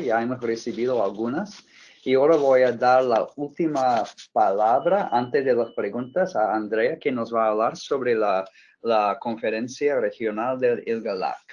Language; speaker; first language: Spanish; non-native, fluent; English